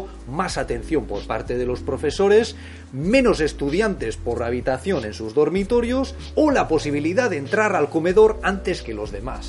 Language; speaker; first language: Spanish; native; Spanish